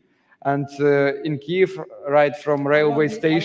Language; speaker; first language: English; non-native, learner; Ukrainian